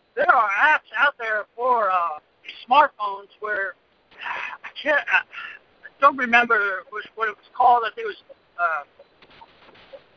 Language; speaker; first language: English; native; English